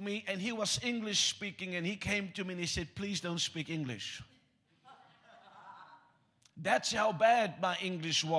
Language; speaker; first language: English; non-native, local second language; Afrikaans